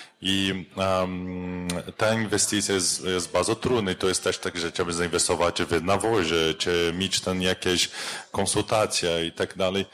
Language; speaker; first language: Polish; non-native, learner; Portuguese